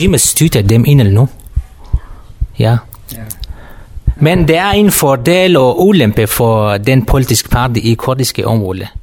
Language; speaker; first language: Danish; non-native, learner; Kurdish